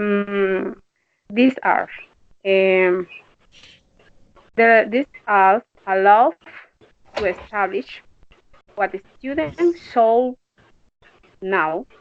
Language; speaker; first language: English; non-native, learner; Spanish